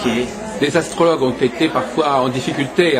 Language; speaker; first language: French; native; French